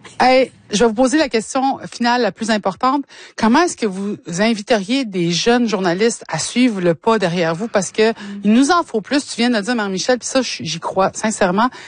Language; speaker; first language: French; native; French